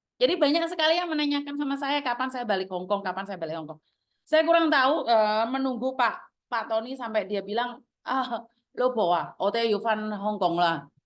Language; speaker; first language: Indonesian; non-native, local second language; Javanese